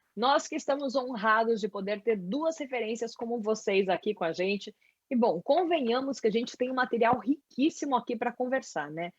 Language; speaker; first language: Portuguese; native; Portuguese